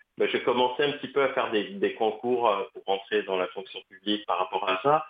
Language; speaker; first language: French; non-native, local second language; Kabyle